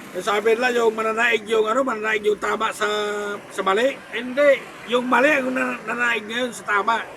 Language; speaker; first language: Filipino; non-native, local second language; Cebuano